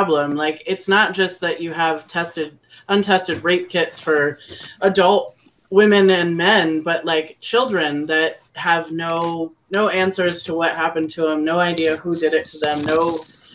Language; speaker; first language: English; native; English